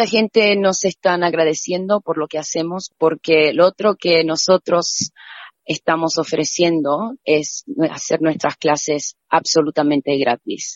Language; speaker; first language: Spanish; native; Spanish